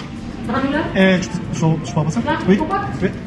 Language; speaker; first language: French; non-native, learner; Korean